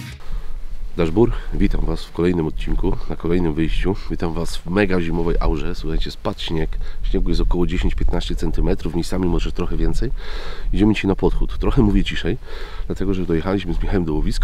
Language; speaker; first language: Polish; native; Polish